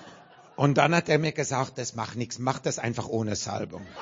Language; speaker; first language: German; non-native, learner; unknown